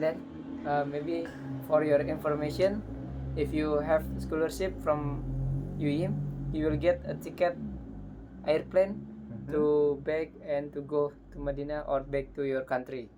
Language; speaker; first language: English; non-native, learner; Indonesian